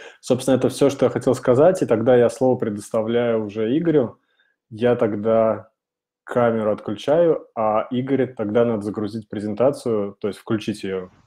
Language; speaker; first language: Russian; native; Russian